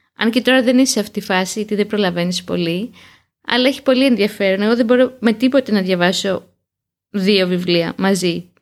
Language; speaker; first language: Greek; native; Greek